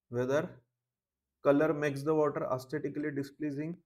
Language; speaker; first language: Hindi; non-native, local second language; Marathi